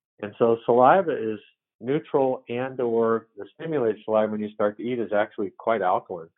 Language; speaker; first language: English; native; English